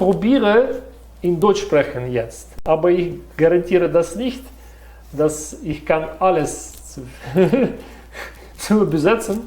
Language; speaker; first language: German; non-native, learner; Russian